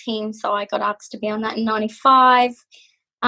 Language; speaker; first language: English; native; English